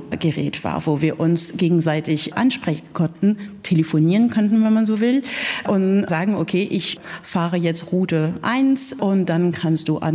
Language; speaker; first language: German; non-native, fluent; French